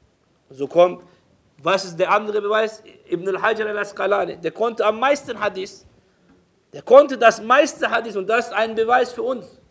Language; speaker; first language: German; non-native, fluent; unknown